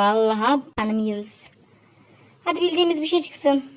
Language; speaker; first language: Turkish; native; Turkish